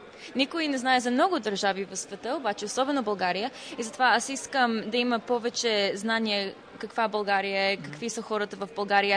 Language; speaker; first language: Bulgarian; early bilingual, heritage; Bulgarian